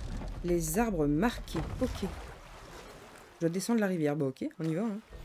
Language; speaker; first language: French; native; French